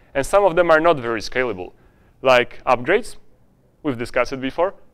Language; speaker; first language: English; non-native, fluent; Polish